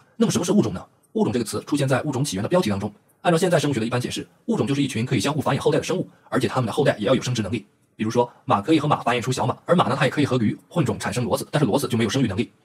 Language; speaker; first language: Chinese; native; Chinese